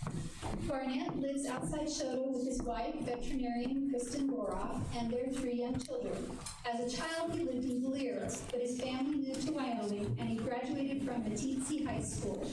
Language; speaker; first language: English; native; English